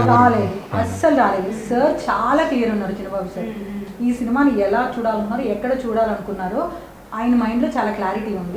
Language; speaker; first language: Telugu; native; Telugu